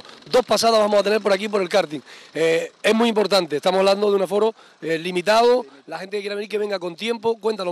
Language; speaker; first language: Spanish; native; Spanish